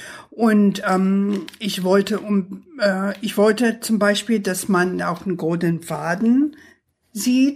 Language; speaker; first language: German; non-native, fluent; English